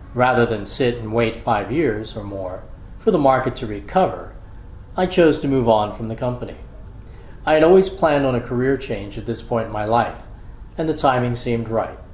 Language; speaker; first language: English; native; English